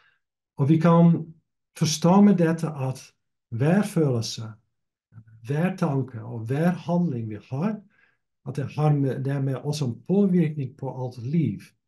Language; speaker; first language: Norwegian; non-native, fluent; Dutch